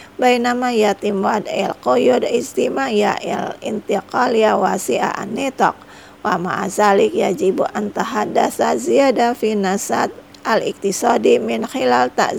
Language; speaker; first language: Arabic; non-native, fluent; Indonesian